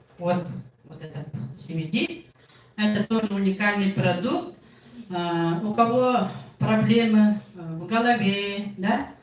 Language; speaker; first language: Russian; non-native, local second language; Yakut